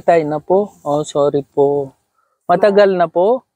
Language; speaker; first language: Filipino; non-native, learner; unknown